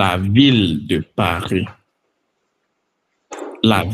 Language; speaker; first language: French; non-native, fluent; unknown